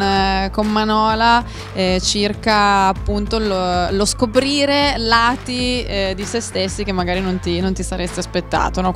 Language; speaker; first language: Italian; native; Italian